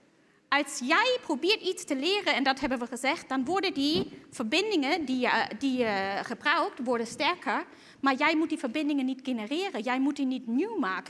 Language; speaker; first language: Dutch; non-native, fluent; German